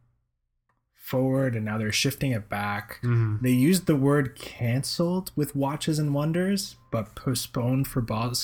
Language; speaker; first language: English; early bilingual, other home language; Spanish